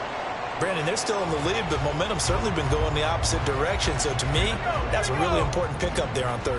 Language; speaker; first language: English; native; English